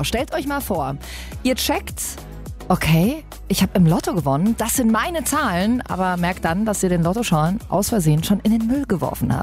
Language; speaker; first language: German; native; German